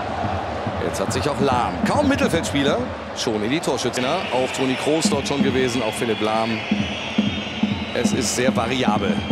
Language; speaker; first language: German; native; German